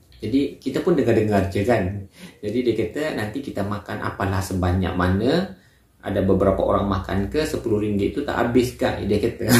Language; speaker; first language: Malay; native; Malay